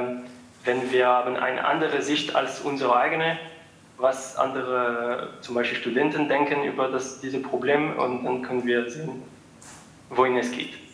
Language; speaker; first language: German; non-native, fluent; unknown